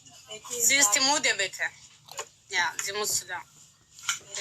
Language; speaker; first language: German; non-native, learner; Arabic